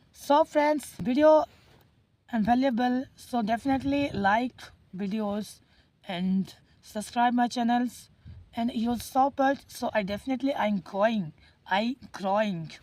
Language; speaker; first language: English; non-native, learner; Hindi